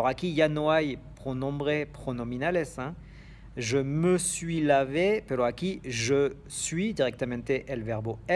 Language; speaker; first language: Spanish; non-native, fluent; French